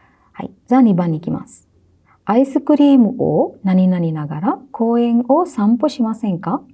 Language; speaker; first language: Japanese; non-native, fluent; Sinhala